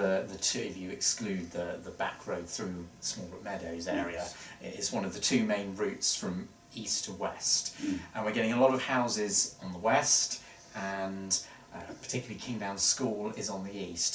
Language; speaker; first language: English; native; English